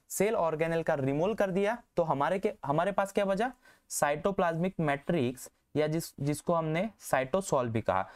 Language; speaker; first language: Hindi; non-native, local second language; Marathi